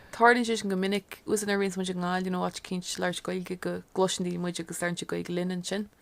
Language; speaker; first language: Irish; non-native, local second language; English